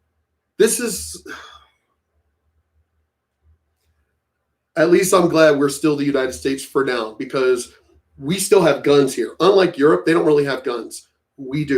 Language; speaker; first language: English; native; English